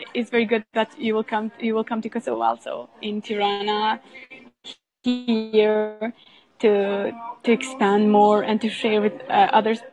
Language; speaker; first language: English; non-native, fluent; Albanian